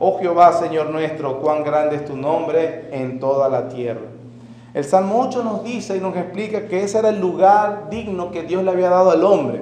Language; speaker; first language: Spanish; native; Spanish